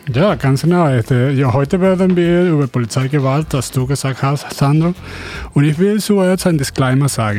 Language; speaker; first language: German; non-native, fluent; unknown